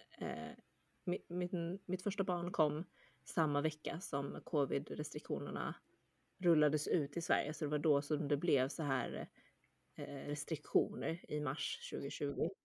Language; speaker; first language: Swedish; early bilingual, other home language; Chinese